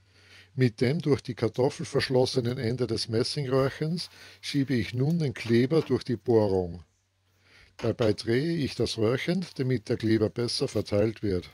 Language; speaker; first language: German; native; German